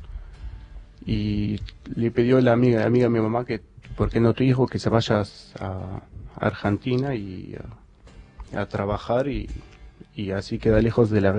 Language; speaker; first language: Spanish; non-native, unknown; Arabic